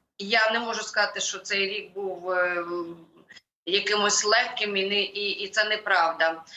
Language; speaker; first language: Ukrainian; native; Ukrainian